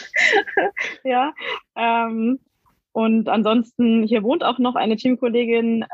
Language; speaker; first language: German; native; German